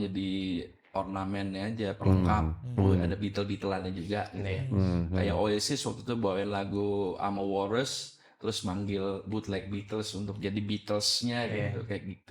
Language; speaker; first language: Indonesian; native; Indonesian